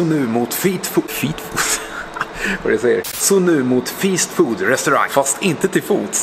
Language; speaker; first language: Swedish; native; Swedish